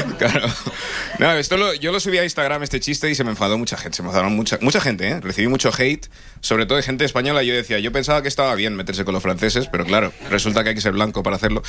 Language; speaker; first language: Spanish; early bilingual, other home language; English